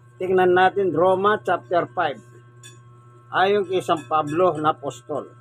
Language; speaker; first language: Filipino; non-native, local second language; Pampanga